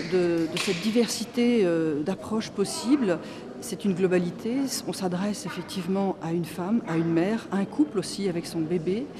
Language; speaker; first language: French; native; French